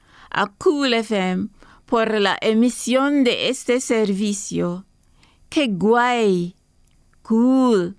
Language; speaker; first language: Spanish; non-native, fluent; English